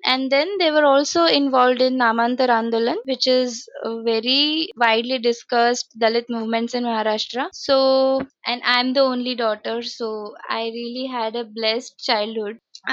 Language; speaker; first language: English; non-native, local second language; Marathi